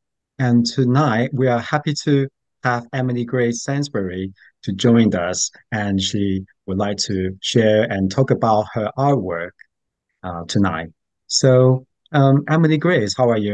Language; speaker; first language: English; non-native, fluent; Chinese